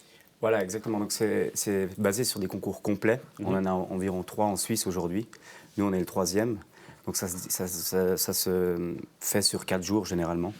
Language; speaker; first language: French; native; French